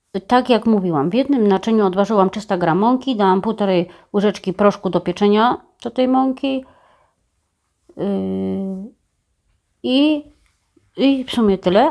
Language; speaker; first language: Polish; native; Polish